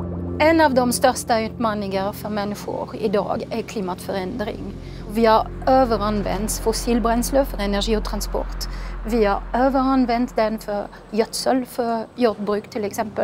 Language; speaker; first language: Swedish; non-native, fluent; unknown